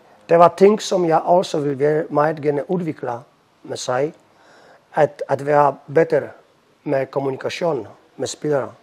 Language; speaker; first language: Danish; non-native, fluent; Polish